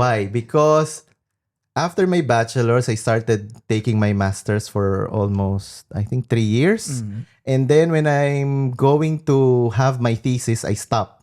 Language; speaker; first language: English; non-native, local second language; Filipino